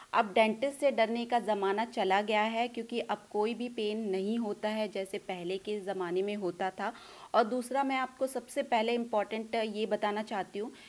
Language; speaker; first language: Hindi; non-native, local second language; Punjabi